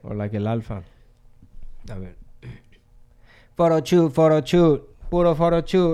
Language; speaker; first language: English; early bilingual, other home language; Spanish